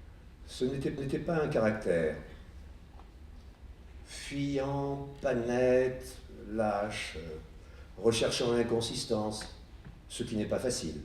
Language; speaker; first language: French; native; French